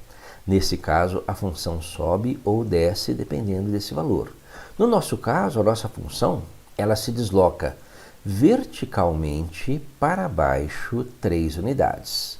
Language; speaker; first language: Portuguese; native; Portuguese